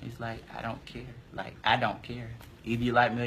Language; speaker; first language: English; native; English